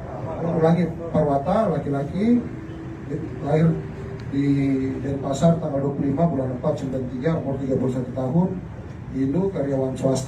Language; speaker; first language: Indonesian; native; Indonesian